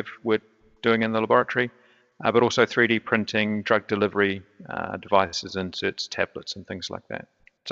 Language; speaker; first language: English; native; English